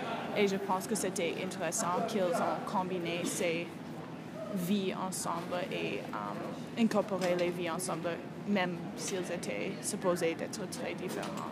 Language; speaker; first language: French; non-native, learner; English